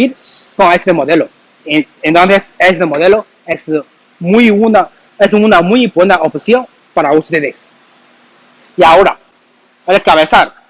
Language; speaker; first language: Spanish; non-native, learner; Chinese